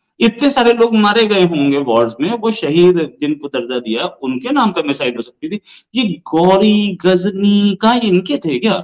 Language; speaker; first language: Hindi; native; Hindi